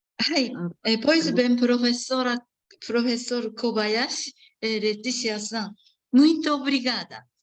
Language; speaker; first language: Portuguese; non-native, learner; Japanese